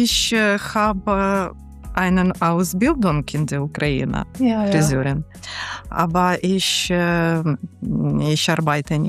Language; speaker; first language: German; non-native, learner; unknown